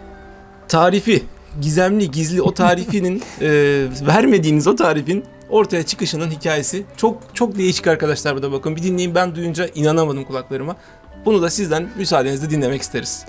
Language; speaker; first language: Turkish; native; Turkish